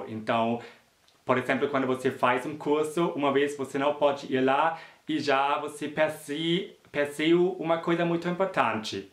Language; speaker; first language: Portuguese; non-native, fluent; German